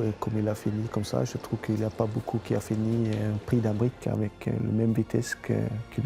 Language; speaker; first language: French; non-native, fluent; Swedish